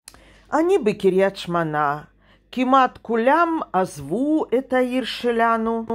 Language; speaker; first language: Hebrew; non-native, fluent; Russian